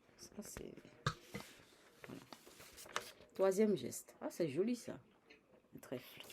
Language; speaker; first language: French; native; French